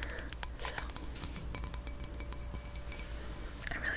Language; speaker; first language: English; native; English